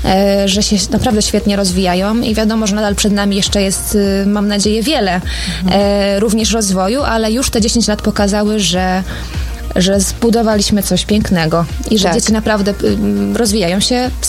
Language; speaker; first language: Polish; native; Polish